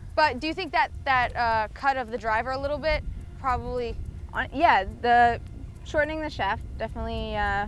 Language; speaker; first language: English; native; English